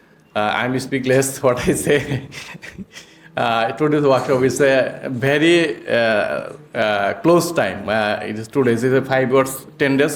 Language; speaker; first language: English; non-native, learner; Bangla